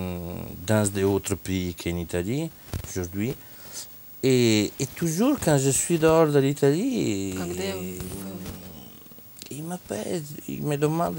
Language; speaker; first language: French; non-native, fluent; Italian